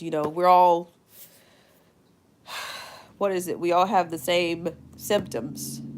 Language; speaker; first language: English; native; English